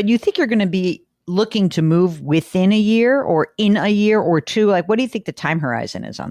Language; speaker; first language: English; native; English